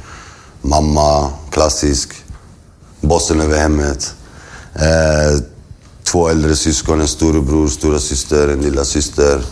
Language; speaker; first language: Swedish; early bilingual, other home language; Kurdish